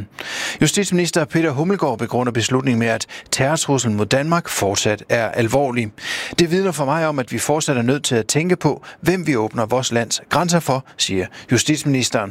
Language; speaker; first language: Danish; native; Danish